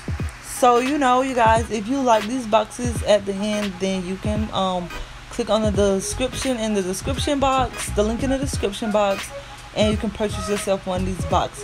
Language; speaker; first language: English; native; English